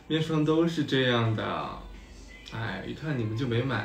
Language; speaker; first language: Chinese; native; Chinese